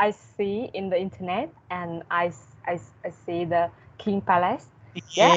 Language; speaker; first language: English; non-native, learner; Vietnamese